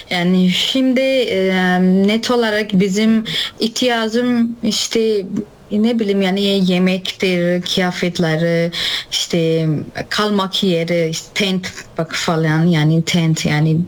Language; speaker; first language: Turkish; non-native, learner; Nepali